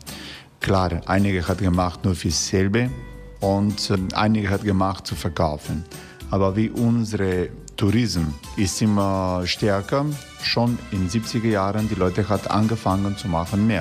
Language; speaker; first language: German; non-native, learner; Croatian